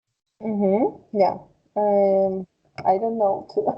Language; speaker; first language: English; non-native, fluent; Spanish